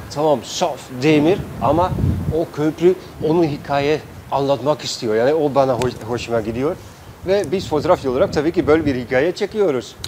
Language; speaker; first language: Turkish; non-native, fluent; Dutch